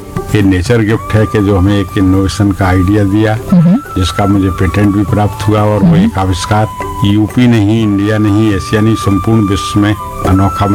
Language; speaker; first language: Hindi; native; Hindi